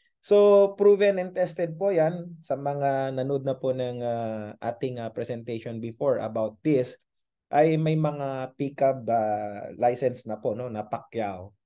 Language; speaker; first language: Filipino; non-native, local second language; Iloko